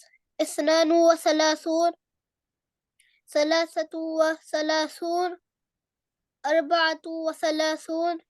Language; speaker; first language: Arabic; non-native, learner; Urdu